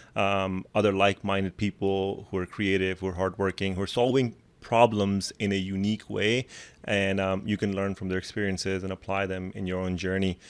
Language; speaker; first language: English; non-native, local second language; Urdu